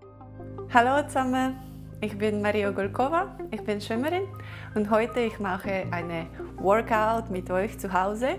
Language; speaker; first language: German; non-native, learner; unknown